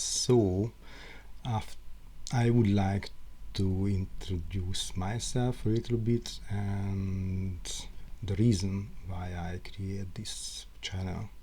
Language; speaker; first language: English; non-native, learner; Hungarian